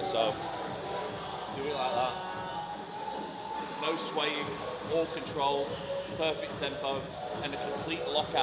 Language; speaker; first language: English; native; English